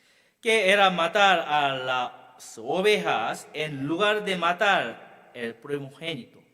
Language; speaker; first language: Spanish; non-native, learner; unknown